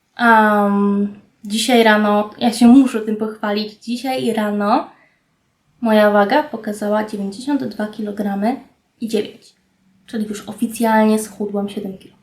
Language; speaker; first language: Polish; native; Polish